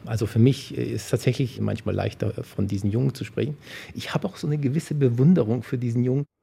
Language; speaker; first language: German; early bilingual, other home language; Polish